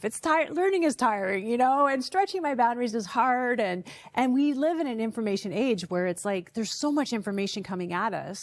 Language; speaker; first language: English; native; English